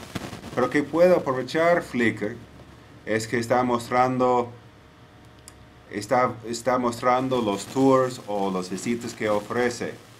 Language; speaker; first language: Spanish; non-native, fluent; English